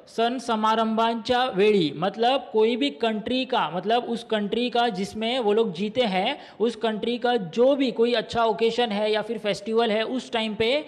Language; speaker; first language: Hindi; non-native, local second language; Marathi